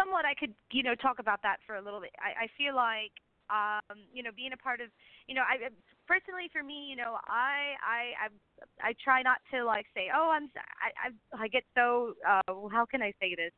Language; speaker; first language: English; native; English